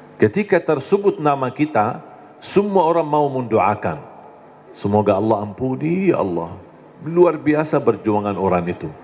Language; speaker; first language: Indonesian; non-native, fluent; Arabic